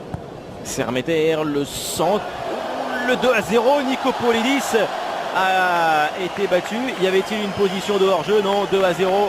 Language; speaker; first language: French; native; French